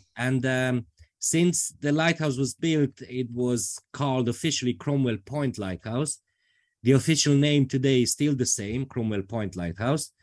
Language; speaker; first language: English; non-native, fluent; Romanian